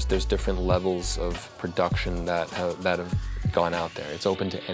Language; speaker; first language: English; native; English